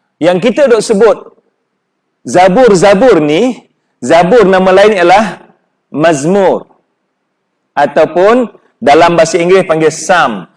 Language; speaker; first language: Malay; native; Malay